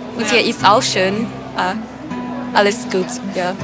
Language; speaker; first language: German; non-native, learner; Thai